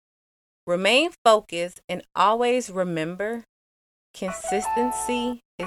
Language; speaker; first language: English; native; English